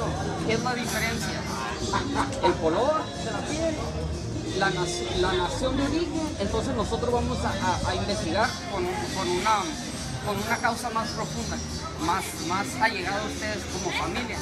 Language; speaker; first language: Spanish; early bilingual, heritage; Spanish